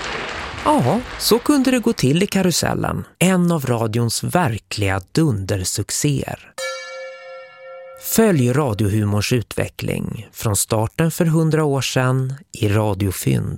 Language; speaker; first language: Swedish; native; Swedish